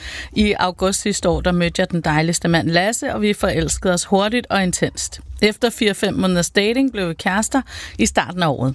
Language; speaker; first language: Danish; native; Danish